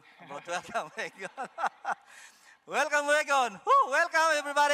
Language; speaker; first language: English; non-native, local second language; Filipino